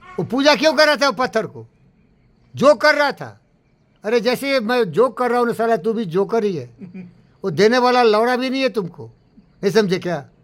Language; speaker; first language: Hindi; native; Hindi